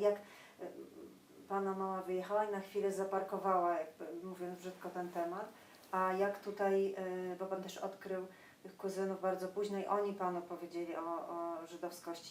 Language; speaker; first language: Polish; native; Polish